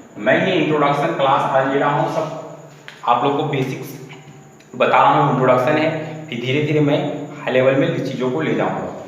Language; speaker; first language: Hindi; native; Hindi